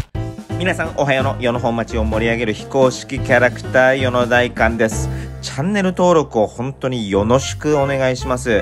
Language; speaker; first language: Japanese; native; Japanese